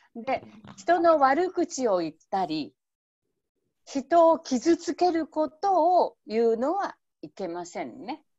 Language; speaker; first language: Japanese; native; Japanese